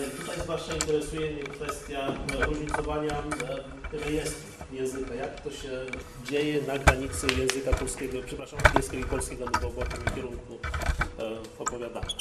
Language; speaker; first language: Polish; native; Polish